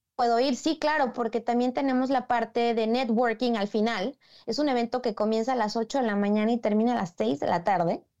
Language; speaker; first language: Spanish; native; Spanish